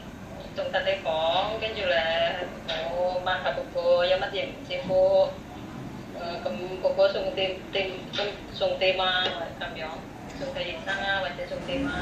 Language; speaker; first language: Cantonese; non-native, learner; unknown